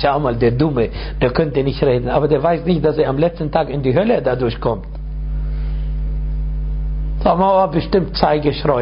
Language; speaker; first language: German; non-native, fluent; Arabic